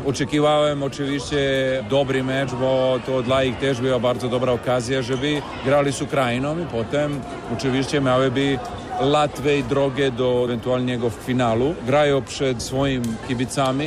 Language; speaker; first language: Polish; non-native, fluent; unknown